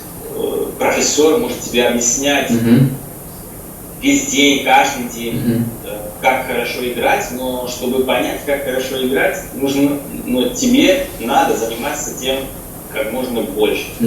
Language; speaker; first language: Russian; non-native, fluent; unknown